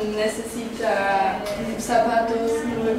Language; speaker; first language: Spanish; non-native, learner; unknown